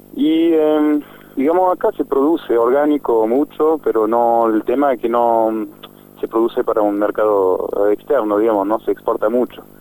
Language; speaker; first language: Spanish; non-native, fluent; French